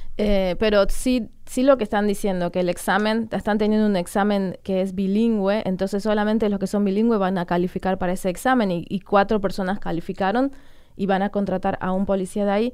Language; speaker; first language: Spanish; native; Spanish